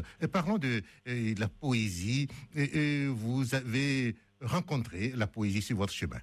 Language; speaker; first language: French; native; French